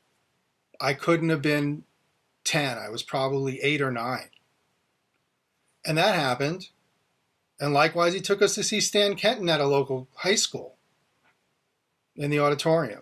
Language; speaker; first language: English; native; English